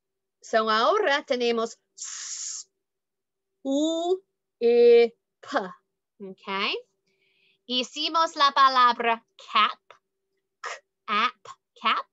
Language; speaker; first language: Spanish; non-native, learner; English